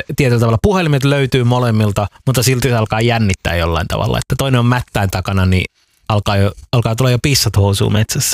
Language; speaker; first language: Finnish; early bilingual, other home language; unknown